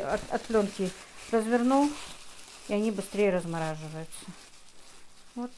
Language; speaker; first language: Russian; non-native, local second language; Chechen